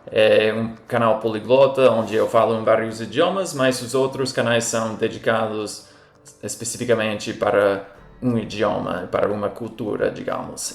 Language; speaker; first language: Portuguese; non-native, fluent; English